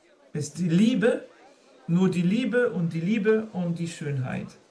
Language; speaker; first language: German; non-native, fluent; French